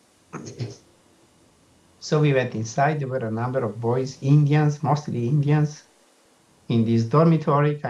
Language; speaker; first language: English; non-native, fluent; Italian